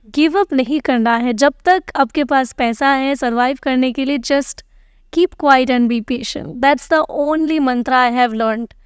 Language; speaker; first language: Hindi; non-native, local second language; Bangla